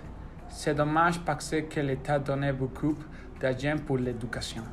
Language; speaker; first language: French; non-native, learner; Spanish